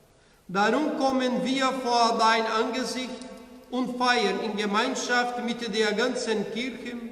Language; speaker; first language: German; non-native, learner; Portuguese